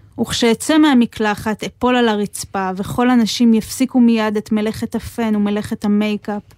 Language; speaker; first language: Hebrew; native; Hebrew